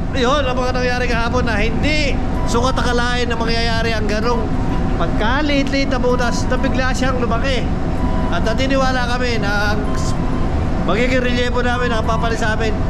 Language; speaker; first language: Filipino; non-native, local second language; Cebuano